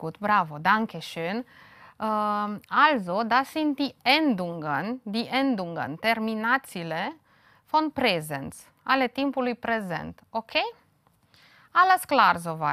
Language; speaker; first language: German; non-native, fluent; Romanian